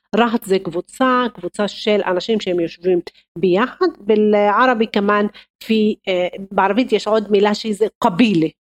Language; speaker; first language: Hebrew; non-native, local second language; Arabic